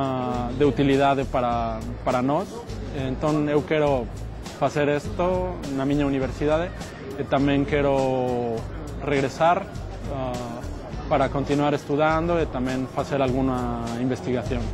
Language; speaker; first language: Galician; non-native, learner; Spanish